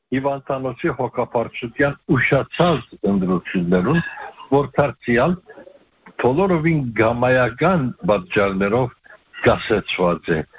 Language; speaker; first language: Armenian; native; Armenian